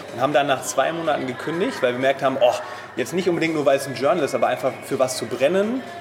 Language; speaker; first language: German; native; German